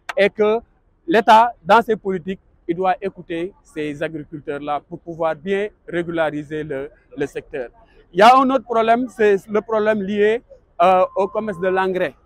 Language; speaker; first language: French; non-native, local second language; Wolof